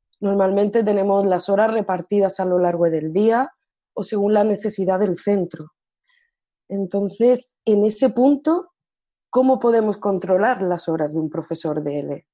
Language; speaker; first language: Spanish; native; Spanish